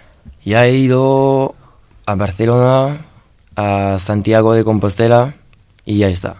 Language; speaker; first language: Spanish; non-native, learner; French